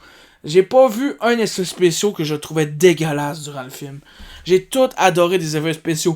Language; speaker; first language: French; native; French